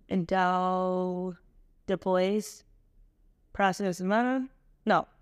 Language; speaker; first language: Portuguese; non-native, learner; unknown